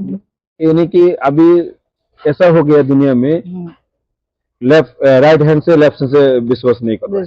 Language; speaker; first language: Hindi; non-native, local second language; Bangla